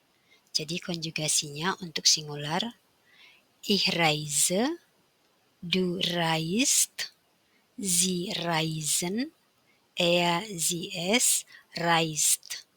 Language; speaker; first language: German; non-native, fluent; Indonesian